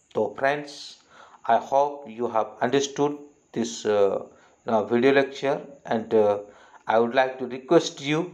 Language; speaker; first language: English; non-native, local second language; Odia